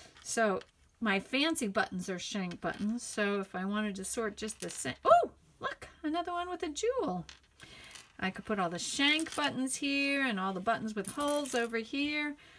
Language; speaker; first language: English; native; English